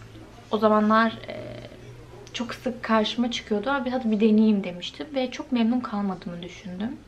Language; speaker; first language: Turkish; native; Turkish